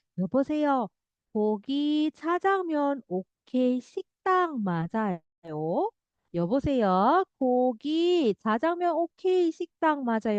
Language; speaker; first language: Korean; non-native, fluent; Indonesian